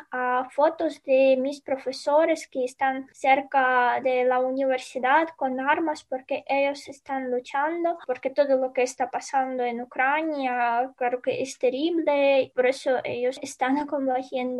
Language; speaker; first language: Spanish; non-native, fluent; Ukrainian